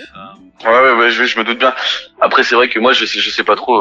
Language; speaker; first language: French; native; French